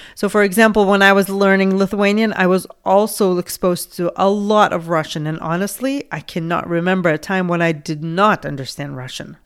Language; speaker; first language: English; non-native, fluent; Lithuanian